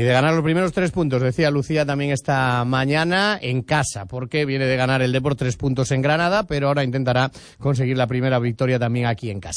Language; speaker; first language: Spanish; native; Spanish